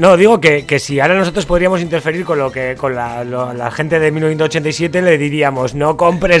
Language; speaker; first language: Spanish; native; Spanish